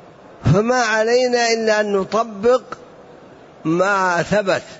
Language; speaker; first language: Arabic; native; Arabic